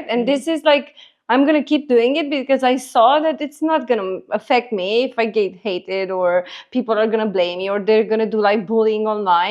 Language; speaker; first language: English; non-native, fluent; Romanian